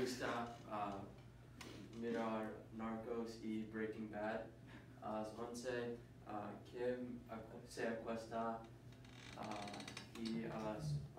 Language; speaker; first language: Spanish; non-native, learner; English